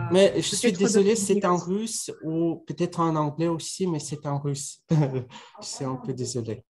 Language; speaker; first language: French; non-native, fluent; Russian